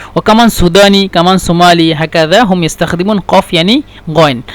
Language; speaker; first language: Egyptian Arabic; non-native, learner; Bangla